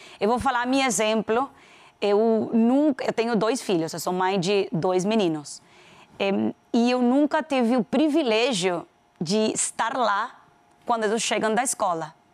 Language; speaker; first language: Portuguese; non-native, fluent; Spanish